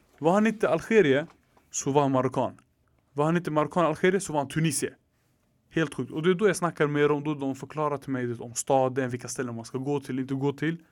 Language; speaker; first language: Swedish; early bilingual, other home language; Arabic